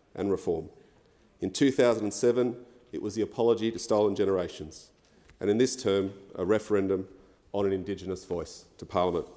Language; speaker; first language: English; early bilingual, other home language; French